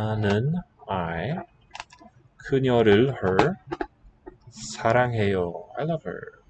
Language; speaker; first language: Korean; non-native, learner; English